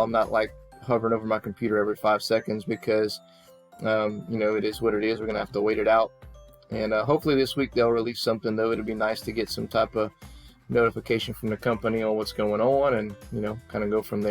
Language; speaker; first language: English; native; English